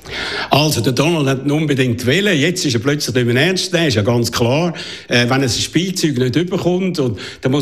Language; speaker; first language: German; native; German